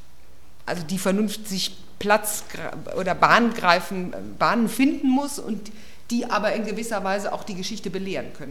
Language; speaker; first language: German; native; German